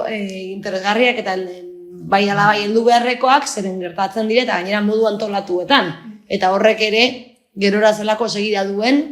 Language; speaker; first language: Basque; native; Basque